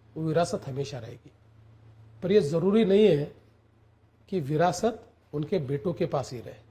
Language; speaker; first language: Hindi; non-native, local second language; Marathi